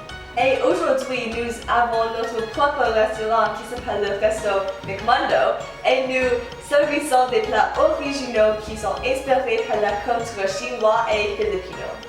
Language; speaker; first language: French; non-native, learner; English